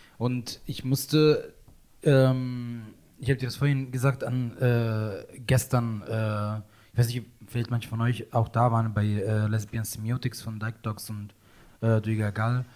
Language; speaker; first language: German; non-native, fluent; Italian